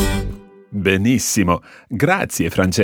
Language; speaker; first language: Italian; non-native, fluent; English